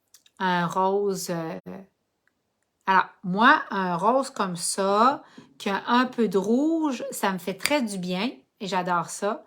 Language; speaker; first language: French; native; French